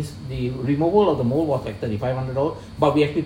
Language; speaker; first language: English; non-native, local second language; Punjabi